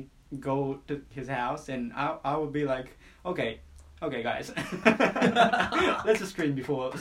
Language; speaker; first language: English; non-native, fluent; Japanese